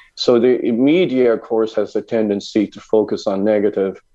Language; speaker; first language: English; native; English